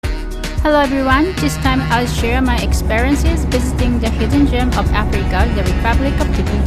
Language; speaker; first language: English; non-native, learner; Japanese